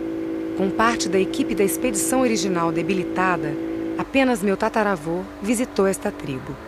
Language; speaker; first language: Portuguese; native; Portuguese